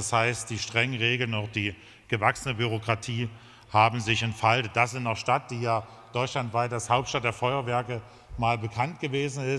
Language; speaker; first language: German; native; German